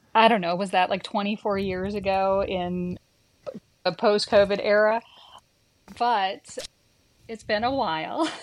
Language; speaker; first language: English; native; English